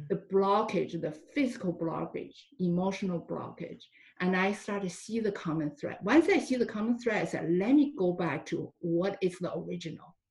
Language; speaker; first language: English; non-native, fluent; Chinese